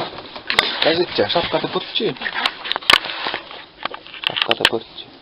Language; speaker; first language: Russian; native; Russian